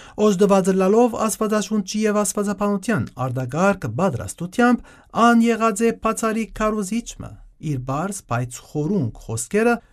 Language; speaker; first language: Armenian; native; Armenian